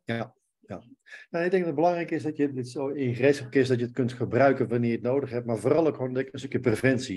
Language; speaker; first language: Dutch; native; Dutch